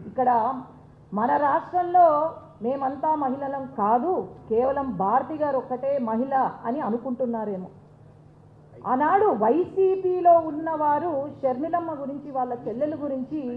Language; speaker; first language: Telugu; native; Telugu